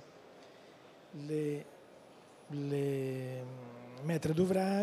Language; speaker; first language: French; non-native, fluent; Italian